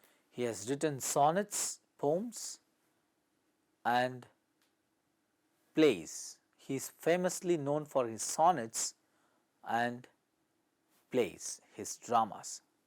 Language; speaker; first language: English; non-native, local second language; Tamil